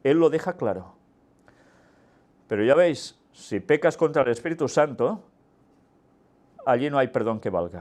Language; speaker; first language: Spanish; native; Spanish